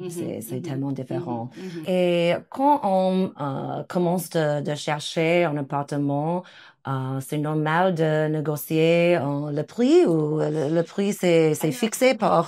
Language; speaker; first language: French; non-native, fluent; English